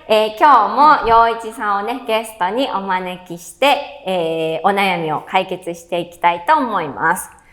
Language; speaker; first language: Japanese; native; Japanese